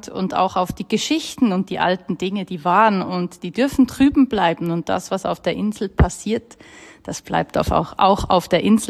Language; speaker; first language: German; native; German